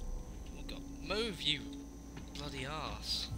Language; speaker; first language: English; native; English